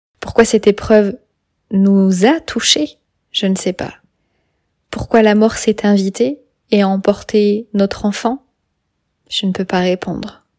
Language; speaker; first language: French; native; French